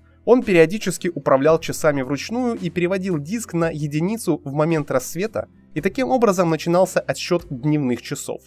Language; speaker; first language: Russian; native; Russian